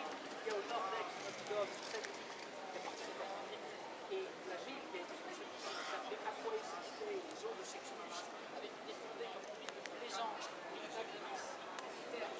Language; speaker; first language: French; native; French